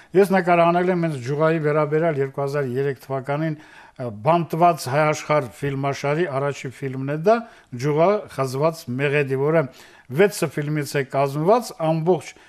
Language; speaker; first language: Armenian; native; Armenian